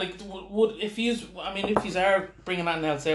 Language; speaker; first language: English; native; English